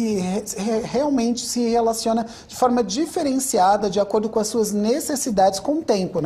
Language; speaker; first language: Portuguese; native; Portuguese